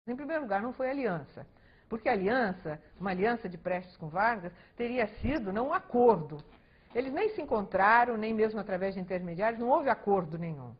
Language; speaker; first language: Portuguese; early bilingual, other home language; Spanish